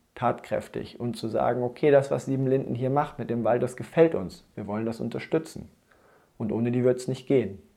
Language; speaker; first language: German; native; German